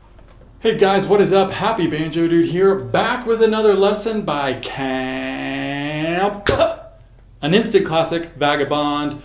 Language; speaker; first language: English; native; English